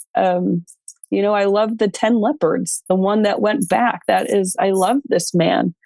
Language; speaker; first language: English; native; English